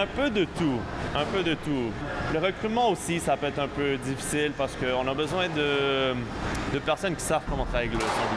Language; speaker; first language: French; native; French